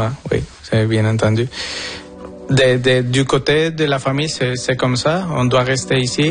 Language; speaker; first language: French; non-native, fluent; Spanish